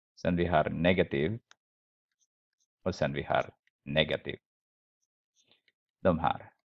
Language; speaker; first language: Swedish; non-native, fluent; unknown